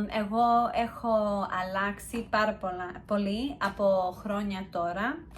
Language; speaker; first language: Greek; early bilingual, heritage; Greek